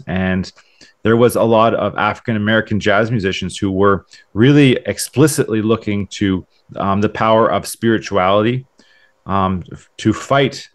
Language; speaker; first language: English; native; English